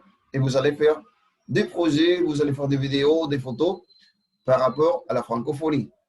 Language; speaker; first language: French; non-native, fluent; Spanish